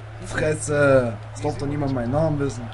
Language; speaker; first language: German; native; German